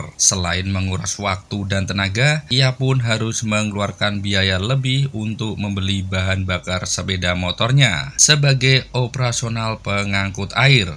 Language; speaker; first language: Indonesian; native; Indonesian